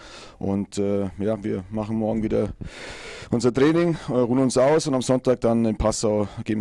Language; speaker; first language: German; native; German